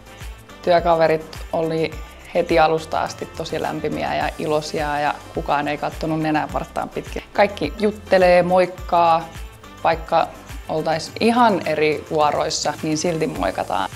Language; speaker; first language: Finnish; native; Finnish